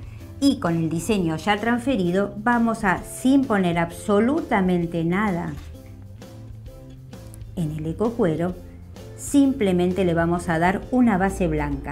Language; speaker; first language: Spanish; native; Spanish